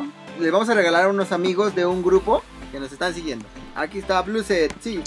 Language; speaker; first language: Spanish; native; Spanish